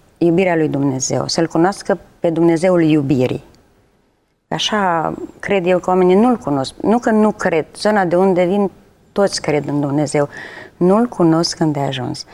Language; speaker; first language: Romanian; non-native, local second language; Ukrainian